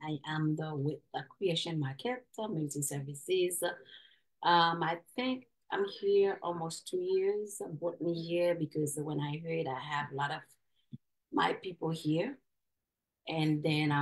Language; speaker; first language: English; non-native, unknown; Haitian Creole